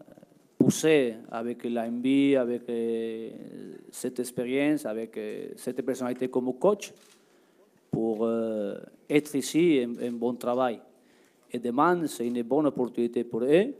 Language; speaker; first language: French; non-native, learner; Spanish